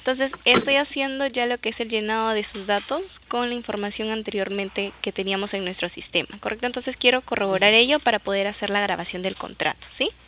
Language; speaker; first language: Spanish; native; Spanish